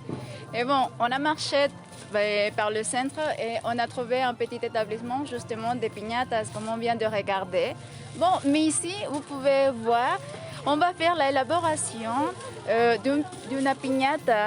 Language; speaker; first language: French; non-native, fluent; Spanish